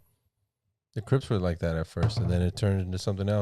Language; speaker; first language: English; native; English